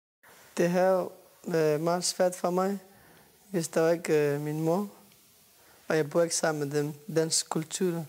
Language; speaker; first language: Danish; non-native, learner; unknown